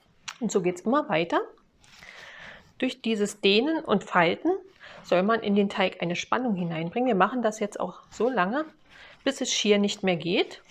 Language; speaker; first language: German; native; German